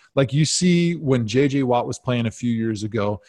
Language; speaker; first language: English; native; English